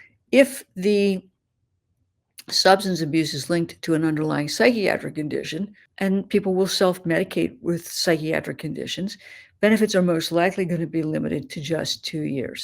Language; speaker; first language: English; native; English